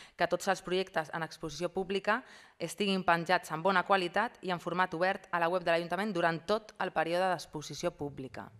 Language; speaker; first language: Catalan; non-native, local second language; Spanish